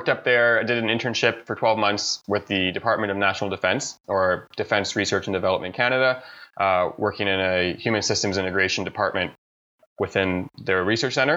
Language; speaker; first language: English; native; English